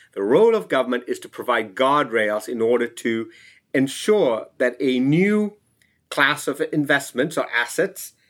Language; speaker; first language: English; non-native, local second language; Tamil